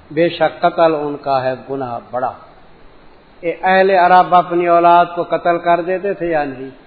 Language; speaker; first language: Urdu; non-native, local second language; Punjabi